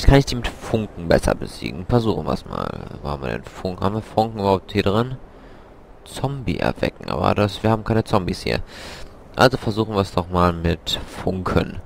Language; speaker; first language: German; native; German